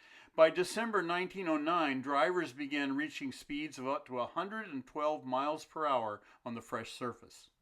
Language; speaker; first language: English; native; English